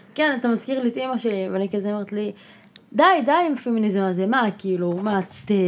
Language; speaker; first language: Hebrew; non-native, local second language; Arabic